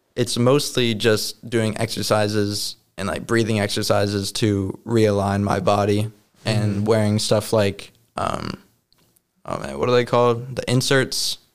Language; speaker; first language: English; native; English